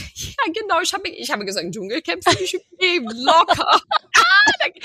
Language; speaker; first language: German; non-native, fluent; Portuguese